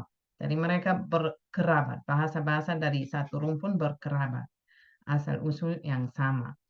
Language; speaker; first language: Indonesian; non-native, fluent; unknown